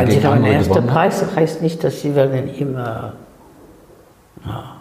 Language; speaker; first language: German; non-native, fluent; Spanish